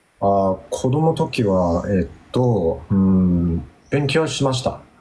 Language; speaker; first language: Japanese; non-native, learner; Thai